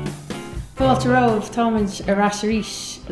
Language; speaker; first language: Irish; non-native, learner; English